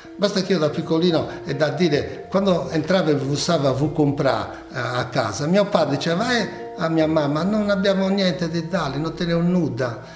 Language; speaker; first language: Italian; native; Italian